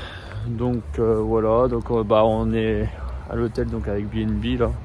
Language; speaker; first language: French; native; French